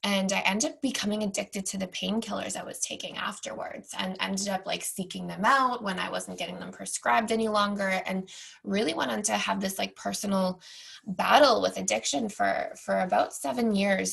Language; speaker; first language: English; native; English